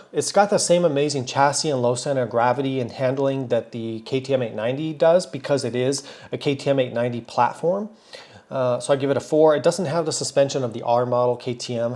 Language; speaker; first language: English; native; English